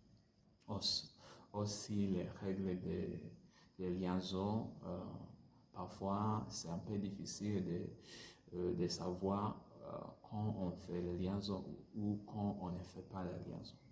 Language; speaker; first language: French; non-native, learner; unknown